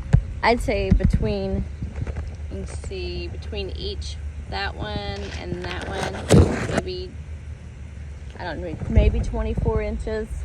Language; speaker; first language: English; native; English